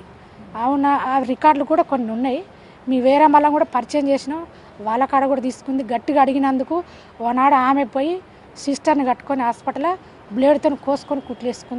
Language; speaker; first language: Telugu; native; Telugu